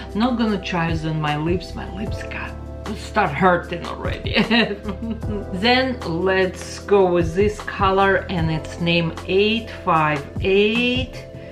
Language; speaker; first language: English; non-native, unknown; Ukrainian